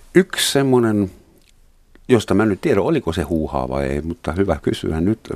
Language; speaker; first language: Finnish; non-native, fluent; Russian